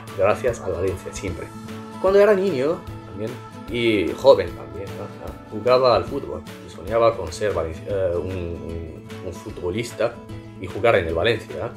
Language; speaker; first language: Spanish; non-native, fluent; Arabic